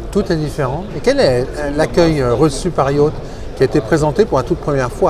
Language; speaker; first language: French; native; French